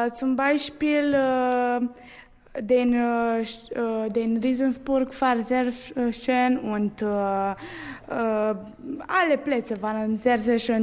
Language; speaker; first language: German; non-native, learner; Romanian